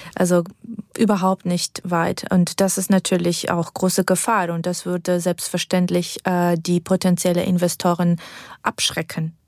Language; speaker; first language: German; non-native, fluent; Georgian